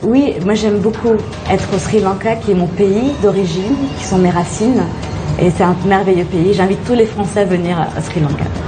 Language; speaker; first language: French; native; French